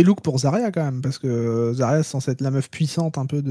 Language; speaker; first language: French; native; French